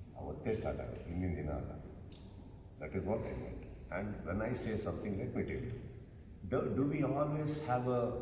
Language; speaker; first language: Kannada; native; Kannada